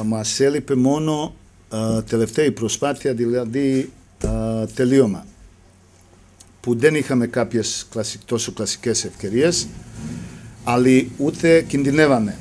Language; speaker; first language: Greek; non-native, fluent; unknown